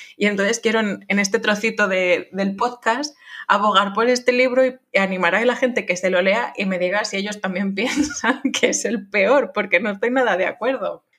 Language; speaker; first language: Spanish; non-native, fluent; French